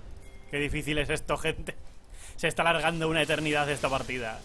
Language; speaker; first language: Spanish; native; Spanish